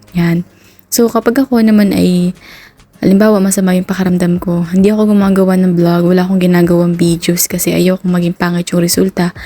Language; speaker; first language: Filipino; native; Filipino